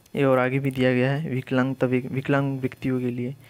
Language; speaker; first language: Hindi; native; Hindi